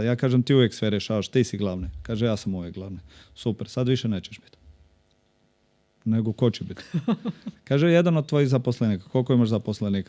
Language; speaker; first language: Croatian; native; Croatian